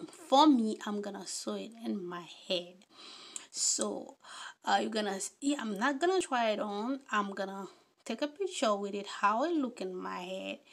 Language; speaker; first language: English; non-native, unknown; Haitian Creole